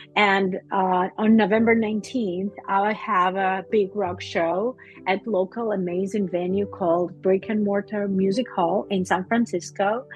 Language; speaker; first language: English; non-native, fluent; Russian